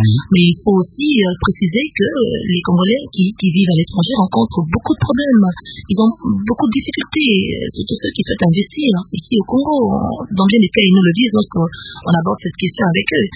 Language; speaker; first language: French; non-native, local second language; Lingala